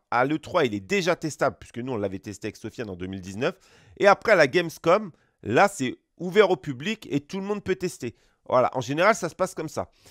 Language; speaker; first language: French; native; French